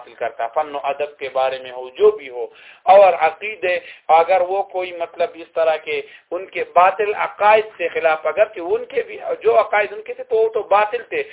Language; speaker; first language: Urdu; non-native, local second language; Pashto